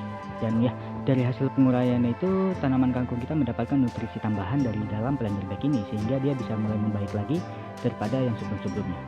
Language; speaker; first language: Indonesian; native; Indonesian